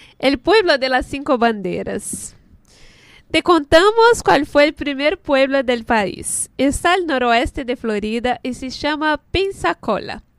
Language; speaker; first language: Spanish; non-native, fluent; Portuguese